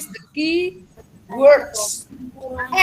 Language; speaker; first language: English; non-native, fluent; Javanese